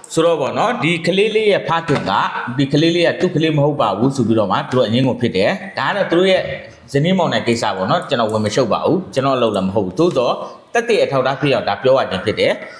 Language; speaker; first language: Burmese; native; Burmese